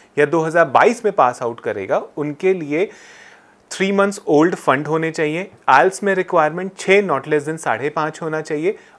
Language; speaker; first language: Hindi; native; Hindi